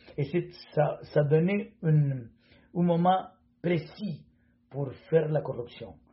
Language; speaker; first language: French; non-native, fluent; Spanish